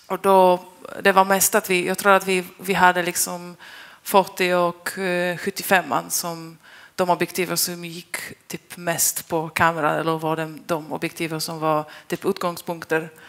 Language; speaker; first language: Swedish; non-native, fluent; Polish